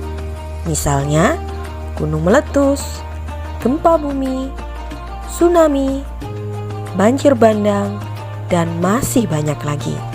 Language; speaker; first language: Indonesian; native; Indonesian